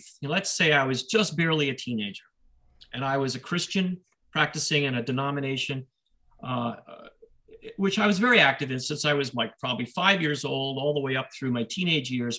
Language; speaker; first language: English; native; English